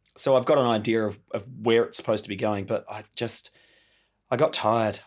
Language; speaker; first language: English; native; English